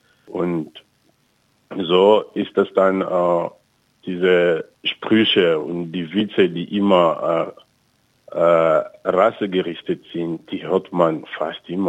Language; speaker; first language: German; non-native, fluent; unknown